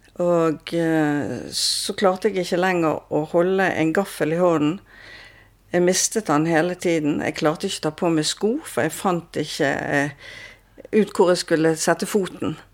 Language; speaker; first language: Norwegian; native; Norwegian